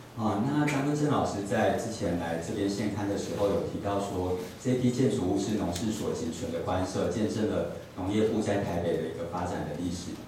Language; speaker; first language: Chinese; native; Chinese